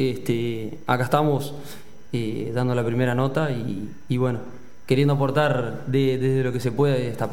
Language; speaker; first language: Spanish; native; Spanish